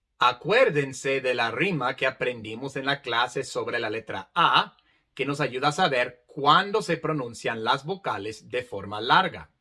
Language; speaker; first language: Spanish; non-native, fluent; English